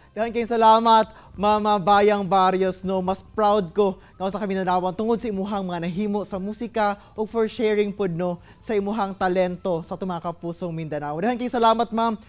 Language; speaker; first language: Cebuano; native; Cebuano